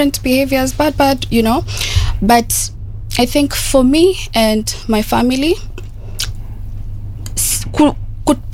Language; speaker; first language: Swahili; native; Swahili